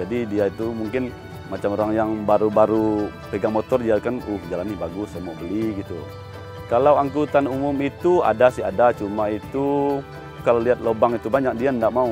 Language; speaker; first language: Indonesian; native; Indonesian